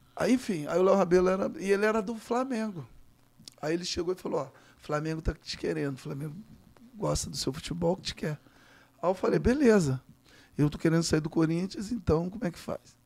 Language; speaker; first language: Portuguese; native; Portuguese